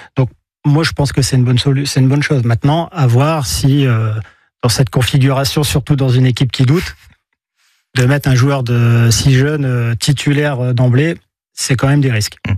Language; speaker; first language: French; native; French